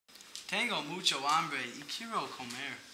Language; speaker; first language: Spanish; non-native, learner; English